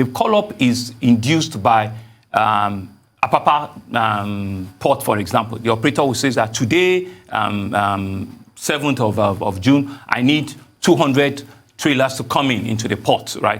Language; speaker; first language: English; non-native, local second language; Yoruba